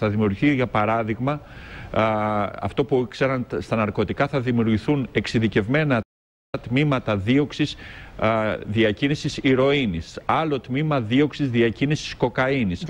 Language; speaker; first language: Greek; native; Greek